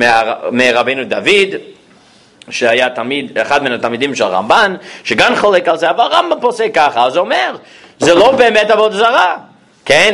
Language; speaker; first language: Hebrew; non-native, fluent; English